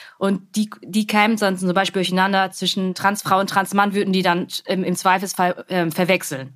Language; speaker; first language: German; early bilingual, other home language; Vietnamese